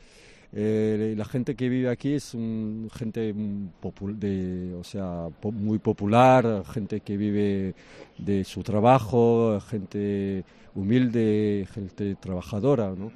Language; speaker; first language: Spanish; early bilingual, heritage; French